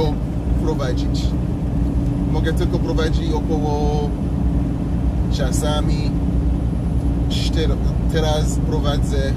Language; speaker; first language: Polish; non-native, learner; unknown